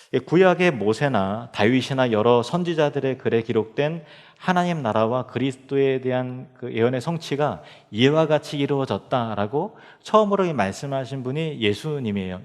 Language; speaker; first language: Korean; native; Korean